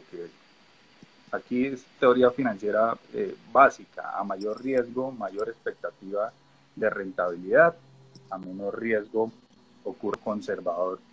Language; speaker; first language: Spanish; native; Spanish